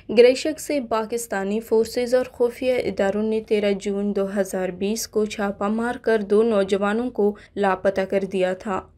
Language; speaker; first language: Urdu; non-native, local second language; Baluchi